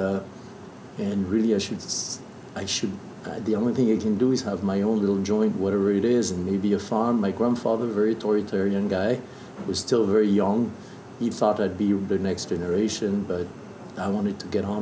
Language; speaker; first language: English; non-native, fluent; French